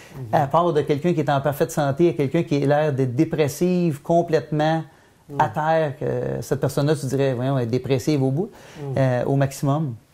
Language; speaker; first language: French; native; French